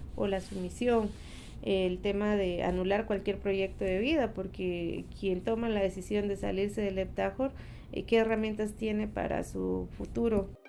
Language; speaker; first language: Spanish; native; Spanish